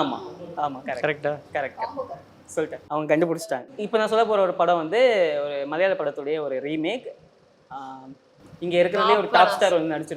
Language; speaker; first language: Tamil; native; Tamil